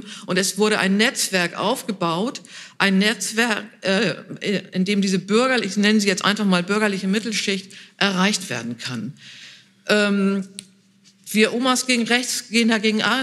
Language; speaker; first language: German; native; German